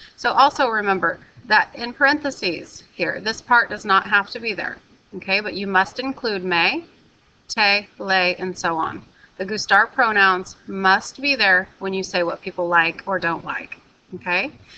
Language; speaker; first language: English; native; English